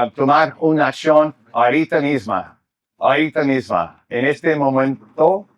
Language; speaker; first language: Spanish; non-native, learner; English